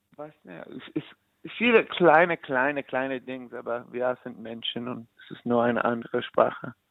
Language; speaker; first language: German; non-native, learner; English